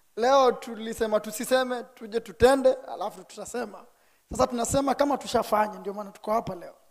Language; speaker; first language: Swahili; non-native, local second language; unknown